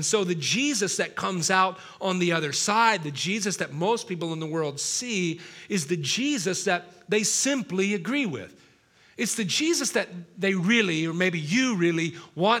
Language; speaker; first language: English; native; English